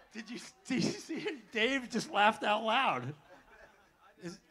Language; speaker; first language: English; native; English